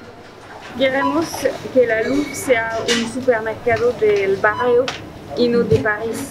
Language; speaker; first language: Spanish; non-native, fluent; French